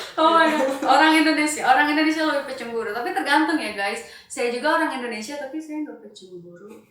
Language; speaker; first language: Indonesian; non-native, local second language; Sundanese